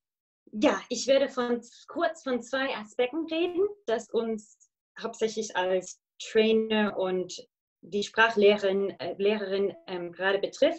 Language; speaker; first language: German; non-native, fluent; English